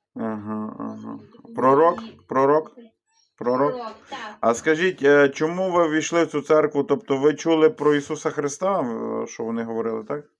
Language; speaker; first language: Ukrainian; native; Ukrainian